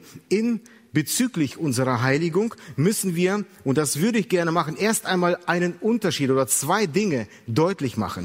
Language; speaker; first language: German; native; German